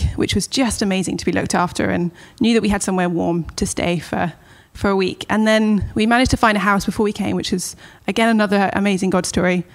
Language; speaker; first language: English; native; English